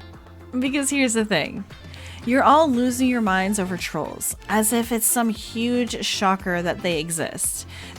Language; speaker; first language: English; native; English